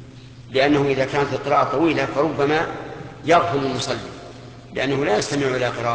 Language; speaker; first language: Arabic; native; Arabic